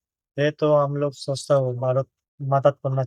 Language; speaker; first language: Hindi; non-native, learner; Bangla